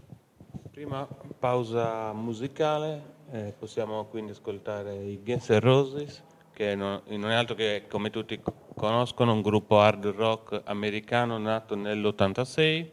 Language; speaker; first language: Italian; native; Italian